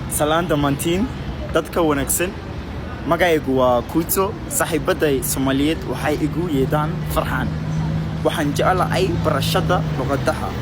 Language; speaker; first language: Somali; non-native, fluent; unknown